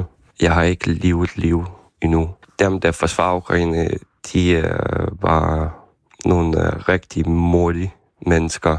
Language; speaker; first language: Danish; non-native, fluent; Ukrainian